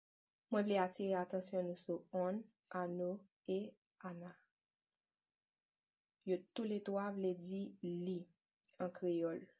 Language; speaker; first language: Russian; non-native, learner; Haitian Creole